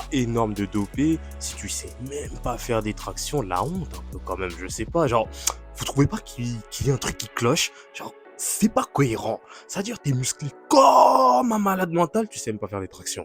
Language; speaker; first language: French; native; French